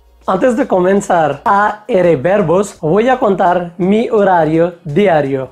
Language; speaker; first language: Spanish; non-native, fluent; Hindi